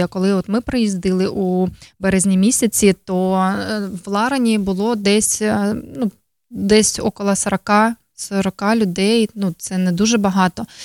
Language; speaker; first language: Ukrainian; native; Ukrainian